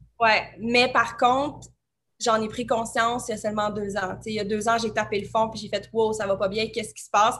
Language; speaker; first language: French; native; French